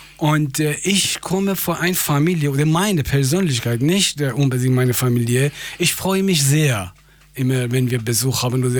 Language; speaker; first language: German; non-native, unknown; Persian